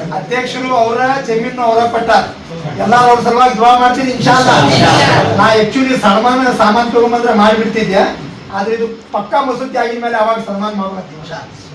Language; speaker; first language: Kannada; non-native, local second language; Urdu